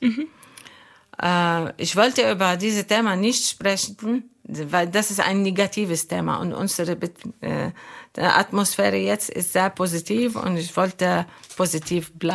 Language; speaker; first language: German; non-native, fluent; Arabic